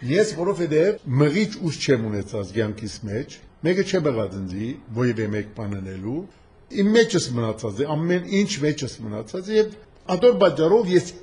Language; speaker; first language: Armenian; early bilingual, heritage; Armenian